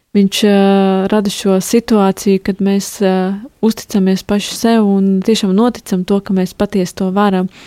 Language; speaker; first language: Latvian; native; Latvian